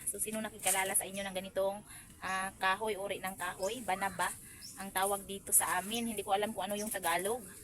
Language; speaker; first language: Filipino; non-native, local second language; Cebuano